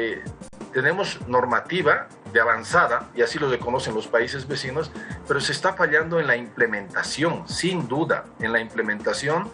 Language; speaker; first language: Spanish; native; Spanish